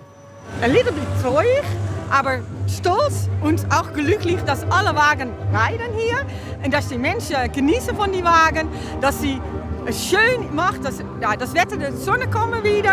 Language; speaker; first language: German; non-native, learner; Dutch